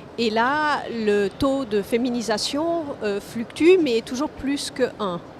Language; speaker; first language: French; non-native, fluent; English